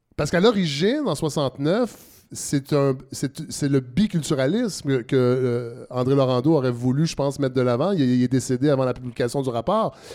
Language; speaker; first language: French; native; French